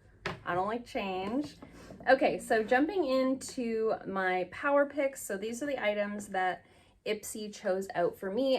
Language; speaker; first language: English; native; English